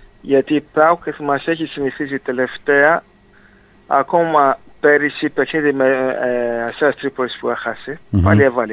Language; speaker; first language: Greek; non-native, fluent; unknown